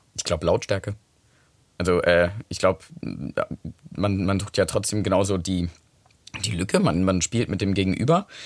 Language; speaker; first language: German; non-native, fluent; English